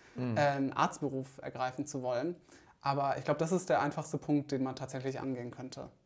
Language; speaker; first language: German; native; German